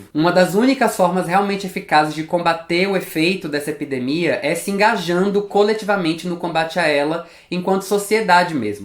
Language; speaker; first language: Portuguese; native; Portuguese